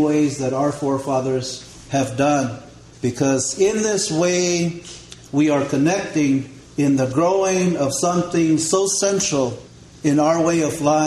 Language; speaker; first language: English; non-native, local second language; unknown